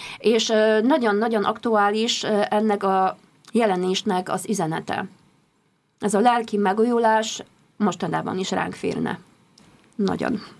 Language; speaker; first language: Hungarian; non-native, fluent; Polish